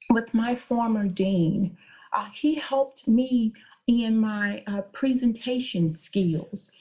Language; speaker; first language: English; native; English